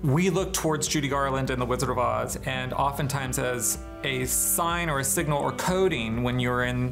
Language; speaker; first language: English; native; English